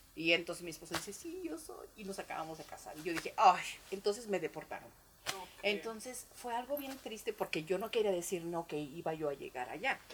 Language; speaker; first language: Spanish; native; Spanish